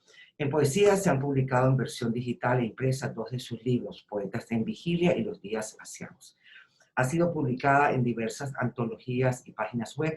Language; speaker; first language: Spanish; native; Spanish